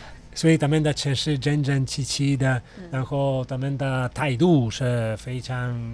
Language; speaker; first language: Chinese; non-native, fluent; Italian